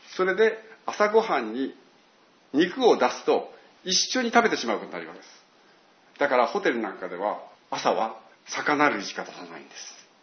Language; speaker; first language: Japanese; native; Japanese